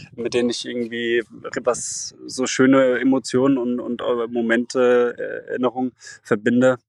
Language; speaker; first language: German; native; German